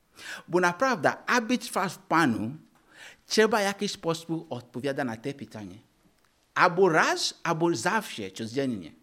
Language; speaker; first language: Polish; non-native, learner; Ukrainian